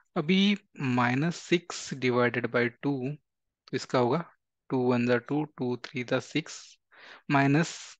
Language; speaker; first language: Hindi; non-native, local second language; Marathi